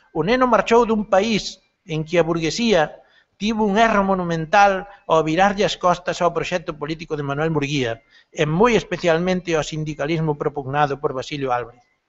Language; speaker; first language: Galician; native; Galician